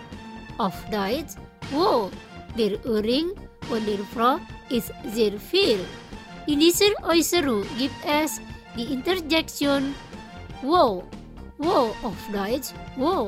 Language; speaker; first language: German; non-native, fluent; Indonesian